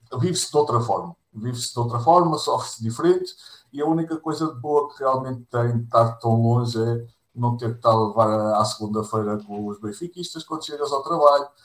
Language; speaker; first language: Portuguese; native; Portuguese